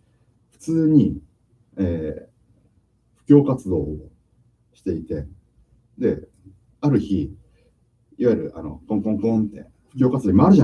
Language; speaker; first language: Japanese; native; Japanese